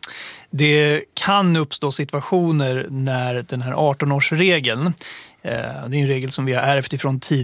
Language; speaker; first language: Swedish; native; Swedish